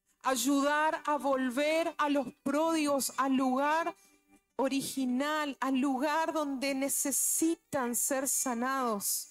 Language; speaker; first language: Spanish; native; Spanish